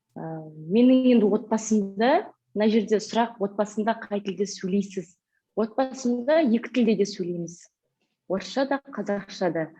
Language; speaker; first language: Kazakh; native; Kazakh